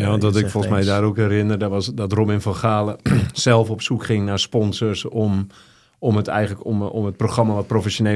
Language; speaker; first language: Dutch; native; Dutch